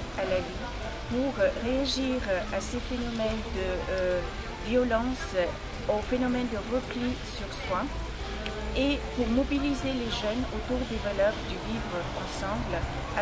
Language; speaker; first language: French; non-native, fluent; Bulgarian